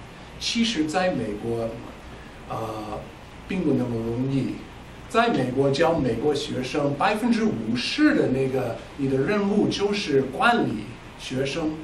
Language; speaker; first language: Chinese; non-native, fluent; English